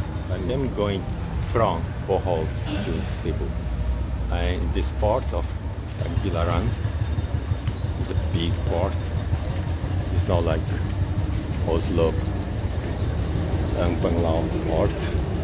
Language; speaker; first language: English; non-native, fluent; Portuguese